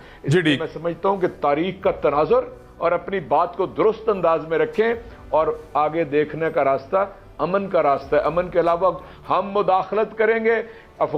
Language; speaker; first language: Urdu; native; Urdu